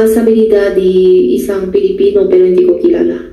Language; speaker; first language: Filipino; non-native, learner; Chinese